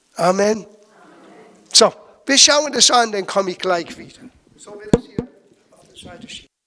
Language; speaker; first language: German; non-native, fluent; English